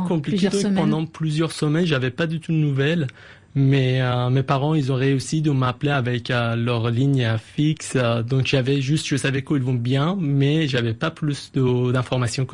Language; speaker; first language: French; non-native, fluent; Persian